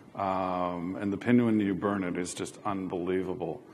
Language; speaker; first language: English; native; English